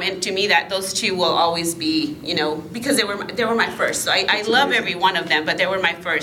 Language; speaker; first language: English; early bilingual, other home language; Spanish